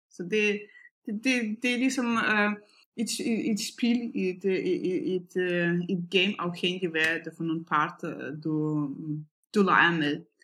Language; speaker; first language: Danish; non-native, fluent; Russian